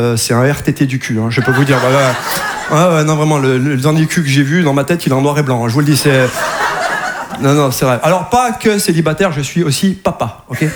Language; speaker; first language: French; native; French